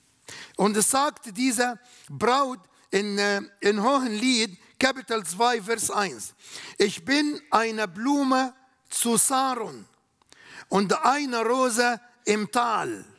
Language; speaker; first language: German; non-native, learner; Arabic